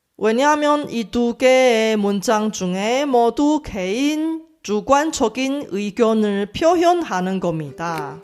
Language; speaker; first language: Korean; non-native, fluent; Chinese